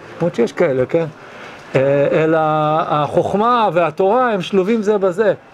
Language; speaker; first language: Hebrew; early bilingual, other home language; English